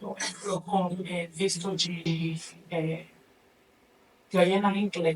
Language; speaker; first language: Portuguese; non-native, learner; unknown